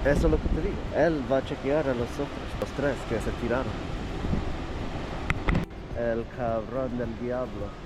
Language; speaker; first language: Spanish; non-native, fluent; English